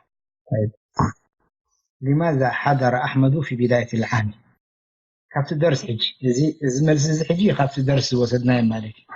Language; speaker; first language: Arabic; non-native, fluent; Tigrinya